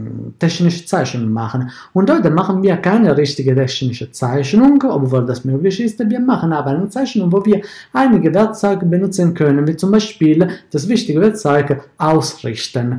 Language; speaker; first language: German; non-native, fluent; Italian